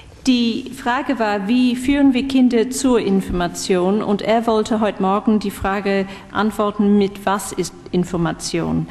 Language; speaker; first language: German; non-native, fluent; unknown